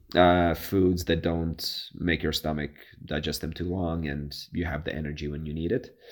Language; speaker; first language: English; non-native, fluent; Latvian